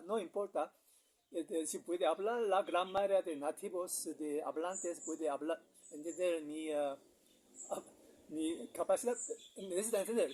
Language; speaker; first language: Spanish; non-native, learner; Korean